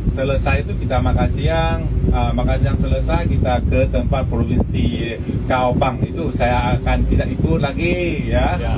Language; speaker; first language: Indonesian; non-native, learner; Vietnamese